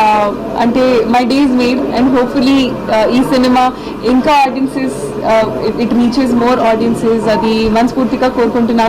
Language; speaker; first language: Telugu; non-native, fluent; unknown